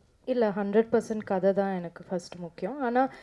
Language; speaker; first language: Tamil; non-native, local second language; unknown